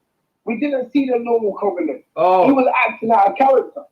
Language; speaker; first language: English; native; English